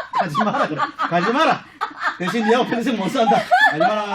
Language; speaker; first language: Korean; native; Korean